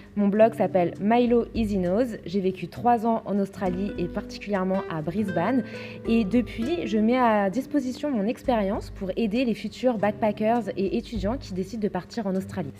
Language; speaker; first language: French; native; French